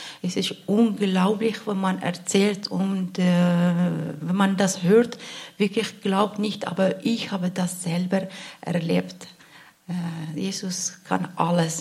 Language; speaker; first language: German; non-native, learner; Arabic